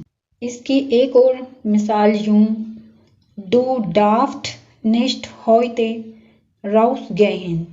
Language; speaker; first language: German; non-native, learner; Urdu